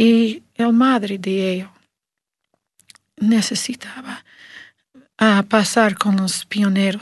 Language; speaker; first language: Spanish; non-native, learner; English